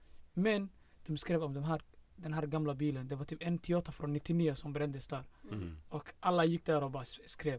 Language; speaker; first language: Swedish; non-native, fluent; Somali